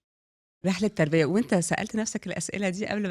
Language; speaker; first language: Arabic; native; Arabic